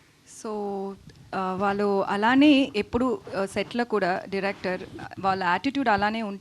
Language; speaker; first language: Telugu; non-native, learner; Tamil